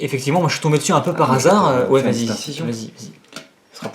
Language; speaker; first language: French; native; French